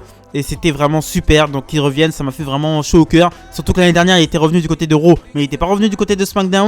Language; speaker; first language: French; native; French